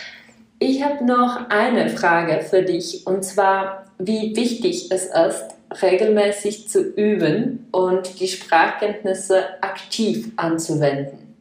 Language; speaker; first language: German; non-native, fluent; Czech